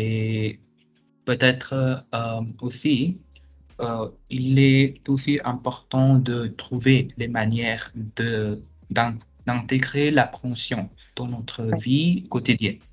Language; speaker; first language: French; non-native, fluent; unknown